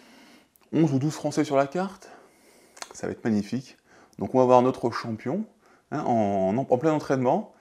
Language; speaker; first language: French; native; French